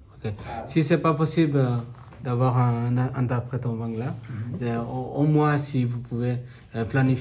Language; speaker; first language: French; non-native, learner; Bangla